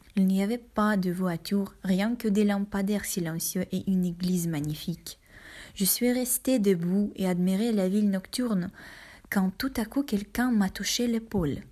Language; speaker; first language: French; non-native, learner; Ukrainian